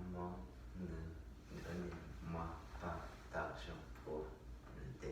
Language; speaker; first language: French; non-native, learner; English